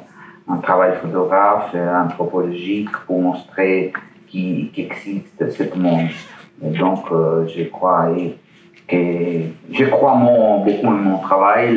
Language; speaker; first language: French; non-native, learner; Italian